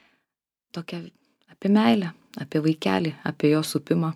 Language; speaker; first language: Lithuanian; native; Lithuanian